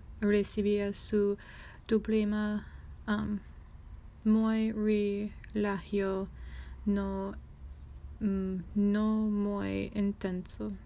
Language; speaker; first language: Spanish; non-native, learner; English